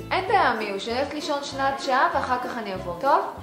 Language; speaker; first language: Hebrew; native; Hebrew